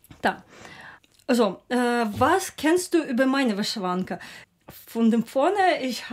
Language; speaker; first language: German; non-native, learner; Ukrainian